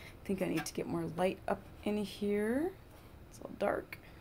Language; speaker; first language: English; native; English